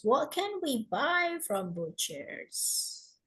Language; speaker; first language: English; non-native, fluent; Indonesian